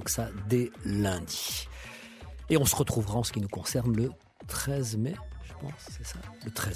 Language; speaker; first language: French; native; French